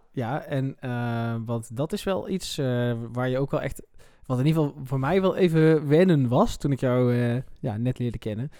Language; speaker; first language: Dutch; native; Dutch